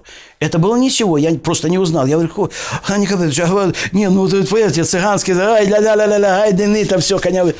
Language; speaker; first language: Russian; native; Russian